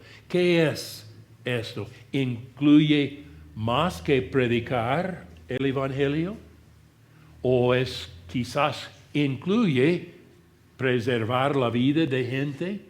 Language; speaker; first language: Spanish; non-native, fluent; English